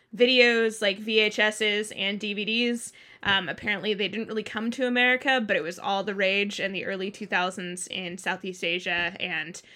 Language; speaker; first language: English; early bilingual, other home language; Thai